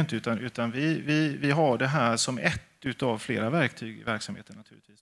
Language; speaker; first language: Swedish; native; Swedish